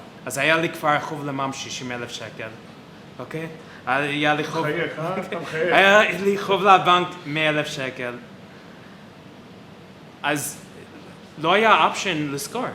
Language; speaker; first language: Hebrew; non-native, fluent; English